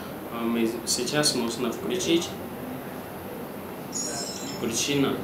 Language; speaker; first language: Russian; non-native, learner; Chinese